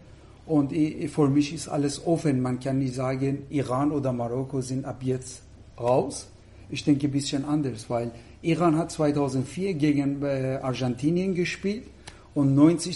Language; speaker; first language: German; non-native, fluent; Persian